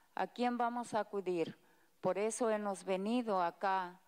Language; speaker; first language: Spanish; native; Spanish